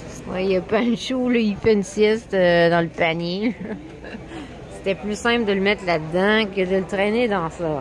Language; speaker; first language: French; native; French